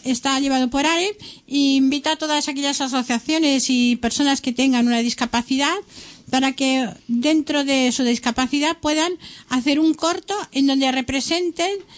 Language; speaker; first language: Spanish; native; Spanish